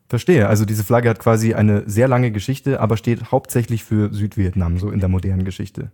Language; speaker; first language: German; native; German